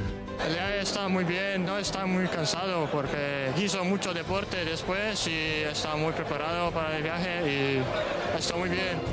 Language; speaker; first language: Spanish; non-native, learner; Polish